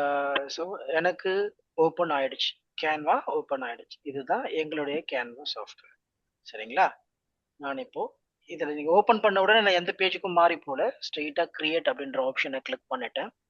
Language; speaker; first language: Tamil; native; Tamil